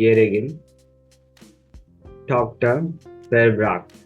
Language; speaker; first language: German; non-native, learner; Hindi